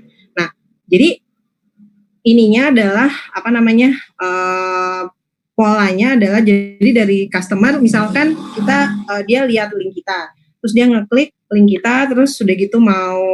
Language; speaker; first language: Indonesian; native; Indonesian